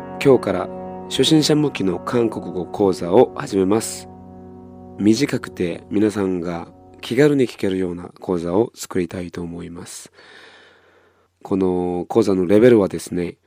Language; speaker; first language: Japanese; non-native, fluent; Korean